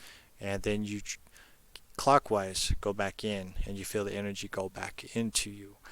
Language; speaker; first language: English; native; English